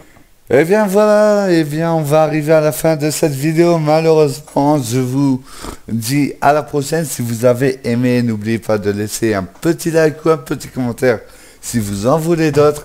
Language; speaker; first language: French; native; French